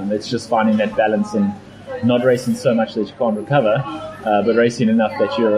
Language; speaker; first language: English; native; English